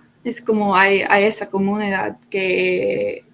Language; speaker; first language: Spanish; non-native, fluent; English